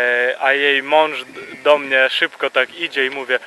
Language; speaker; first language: Polish; non-native, fluent; Russian